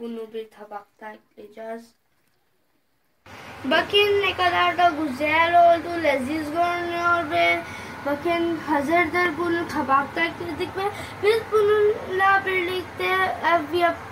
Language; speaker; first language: Turkish; non-native, fluent; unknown